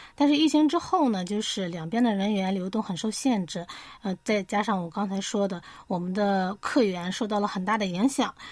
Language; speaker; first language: Chinese; native; Chinese